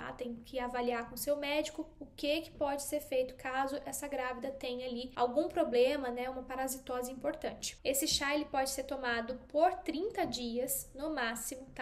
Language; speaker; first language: Portuguese; native; Portuguese